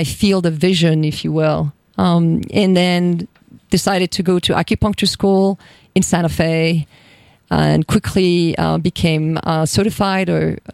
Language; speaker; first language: English; non-native, fluent; French